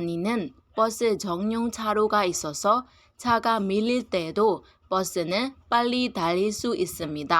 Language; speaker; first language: Korean; non-native, learner; Burmese